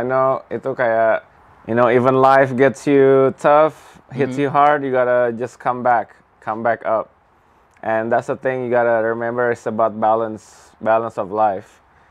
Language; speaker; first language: English; early bilingual, other home language; Indonesian